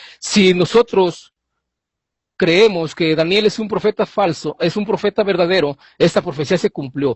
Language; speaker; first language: Spanish; native; Spanish